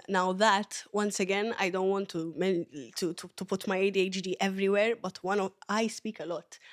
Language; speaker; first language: English; early bilingual, other home language; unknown